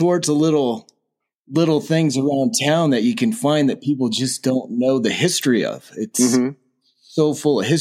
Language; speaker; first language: English; native; English